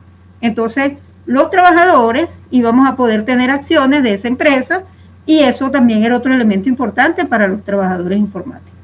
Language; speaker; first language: Spanish; native; Spanish